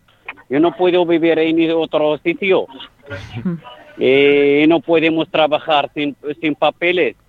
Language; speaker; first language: Spanish; non-native, fluent; Arabic